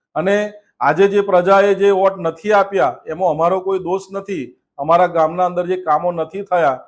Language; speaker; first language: Gujarati; native; Gujarati